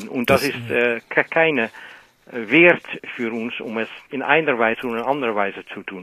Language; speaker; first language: German; non-native, learner; Dutch